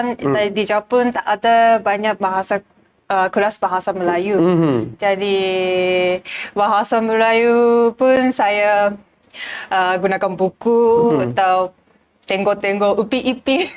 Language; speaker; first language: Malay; non-native, learner; Japanese